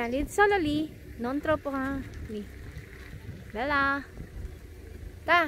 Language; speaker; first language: Italian; non-native, learner; Filipino